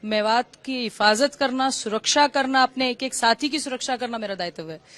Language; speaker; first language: Hindi; native; Hindi